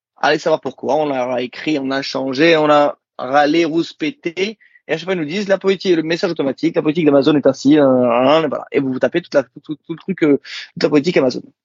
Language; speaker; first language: French; native; French